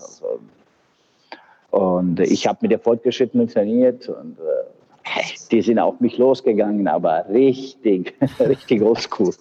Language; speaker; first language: German; non-native, fluent; Bosnian